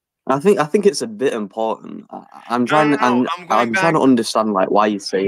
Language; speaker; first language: English; native; English